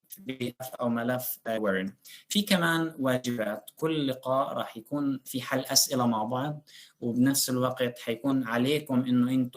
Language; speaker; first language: Arabic; native; Arabic